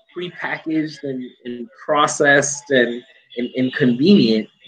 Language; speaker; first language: English; native; English